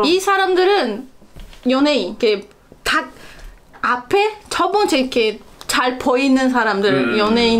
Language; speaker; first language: Korean; non-native, learner; Portuguese